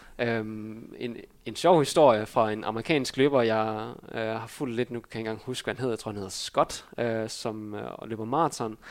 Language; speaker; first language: Danish; early bilingual, other home language; Vietnamese